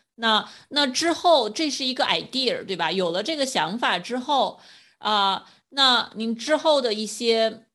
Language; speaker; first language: Chinese; native; Chinese